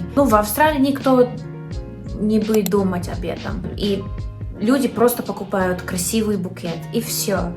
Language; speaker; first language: Russian; non-native, learner; English